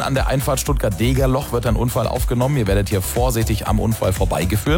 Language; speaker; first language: German; native; German